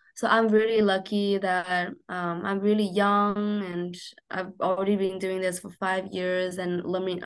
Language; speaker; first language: English; non-native, fluent; Chinese